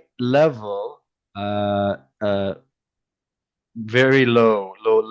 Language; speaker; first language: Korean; non-native, learner; English